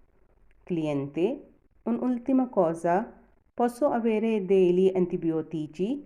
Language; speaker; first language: Italian; non-native, fluent; Urdu